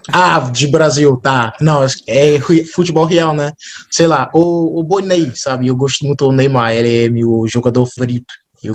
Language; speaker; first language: Portuguese; non-native, fluent; English